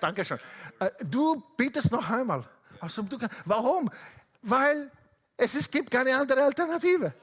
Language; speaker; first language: German; non-native, fluent; Italian